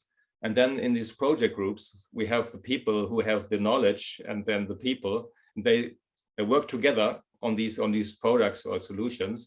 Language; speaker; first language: English; non-native, fluent; German